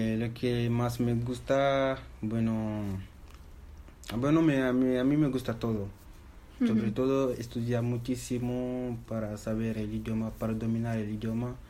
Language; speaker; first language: Spanish; non-native, learner; Fula